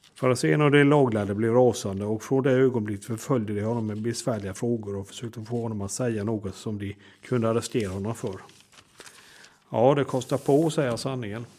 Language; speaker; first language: Swedish; native; Swedish